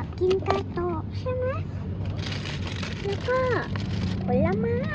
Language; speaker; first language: Thai; native; Thai